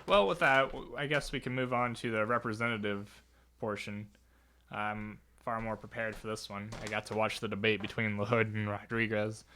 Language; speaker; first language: English; native; English